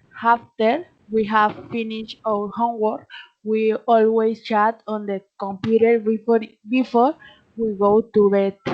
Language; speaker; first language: English; non-native, learner; Spanish